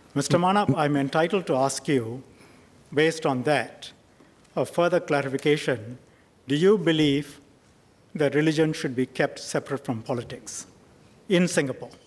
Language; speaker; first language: English; native; English